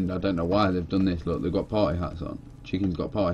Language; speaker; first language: English; native; English